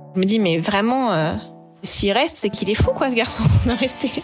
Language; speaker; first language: French; native; French